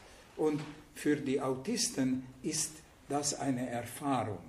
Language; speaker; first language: German; non-native, fluent; Hungarian